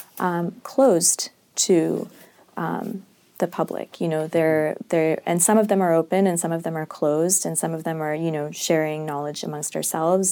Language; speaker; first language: English; non-native, local second language; Urdu